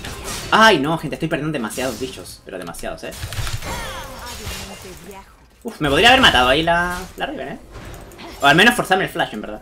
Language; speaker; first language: Spanish; native; Spanish